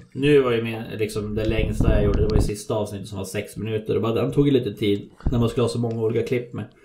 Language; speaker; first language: Swedish; native; Swedish